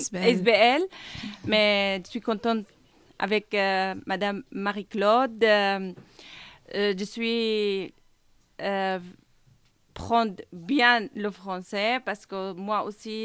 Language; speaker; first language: French; non-native, learner; Kurdish